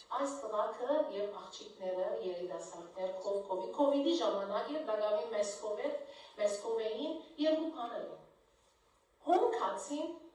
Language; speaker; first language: Armenian; native; Armenian